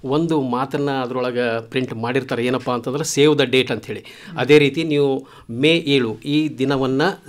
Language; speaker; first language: Kannada; native; Kannada